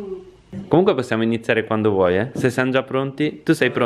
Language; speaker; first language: Italian; native; Italian